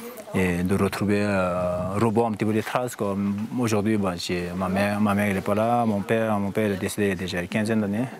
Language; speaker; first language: French; non-native, fluent; Sherpa